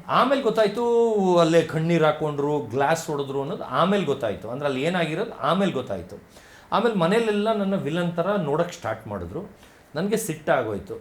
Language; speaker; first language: Kannada; native; Kannada